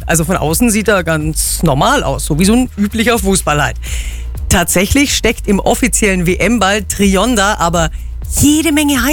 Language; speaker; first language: German; native; German